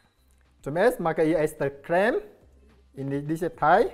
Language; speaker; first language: German; non-native, learner; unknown